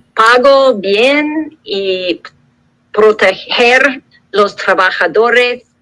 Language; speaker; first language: Spanish; non-native, learner; English